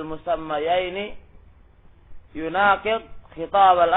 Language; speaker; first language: Arabic; non-native, local second language; Indonesian